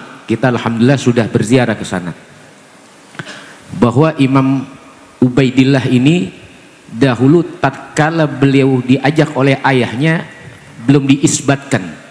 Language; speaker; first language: Indonesian; native; Indonesian